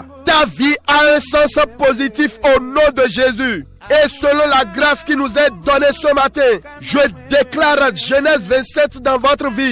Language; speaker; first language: French; non-native, local second language; Fon